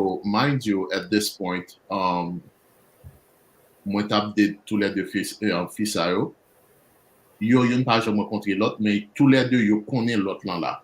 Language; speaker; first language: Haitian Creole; early bilingual, heritage; Haitian Creole